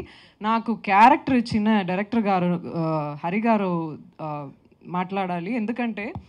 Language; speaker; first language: Telugu; non-native, local second language; Tamil